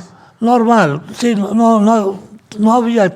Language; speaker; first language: Spanish; non-native, fluent; Arabic